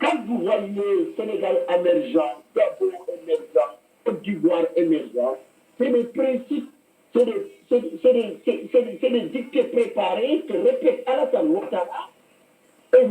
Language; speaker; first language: French; non-native, local second language; Wolof